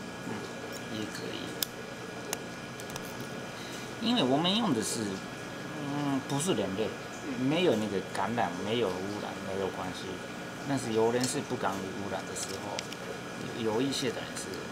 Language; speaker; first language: Chinese; non-native, learner; Japanese